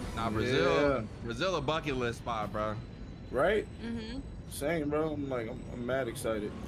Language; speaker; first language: English; native; English